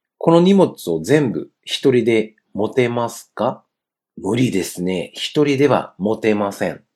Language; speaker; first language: Japanese; non-native, fluent; Chinese